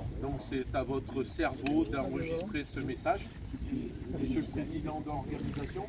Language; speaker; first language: French; native; French